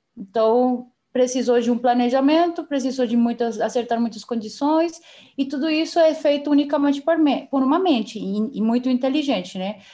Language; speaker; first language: Portuguese; non-native, fluent; Spanish